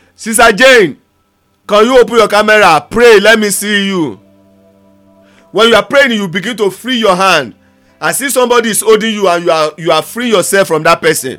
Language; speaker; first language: English; non-native, local second language; Yoruba